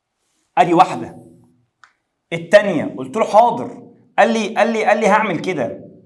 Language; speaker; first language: Arabic; native; Arabic